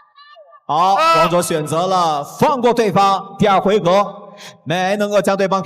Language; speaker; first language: Chinese; native; Chinese